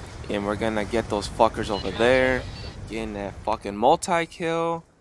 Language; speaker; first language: English; early bilingual, other home language; Spanish